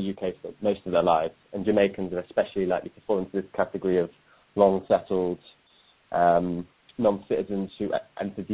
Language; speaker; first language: English; native; English